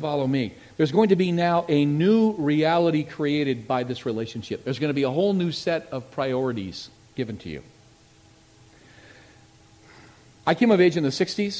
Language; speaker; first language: English; native; English